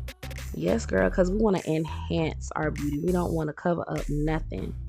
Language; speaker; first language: English; native; English